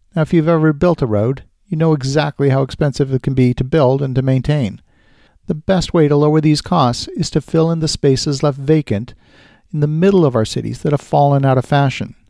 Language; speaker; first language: English; native; English